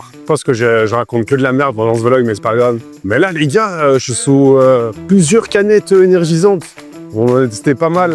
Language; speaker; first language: French; native; French